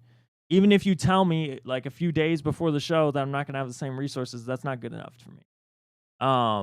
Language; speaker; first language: English; native; English